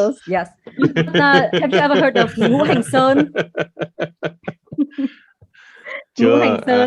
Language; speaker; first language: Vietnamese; native; Vietnamese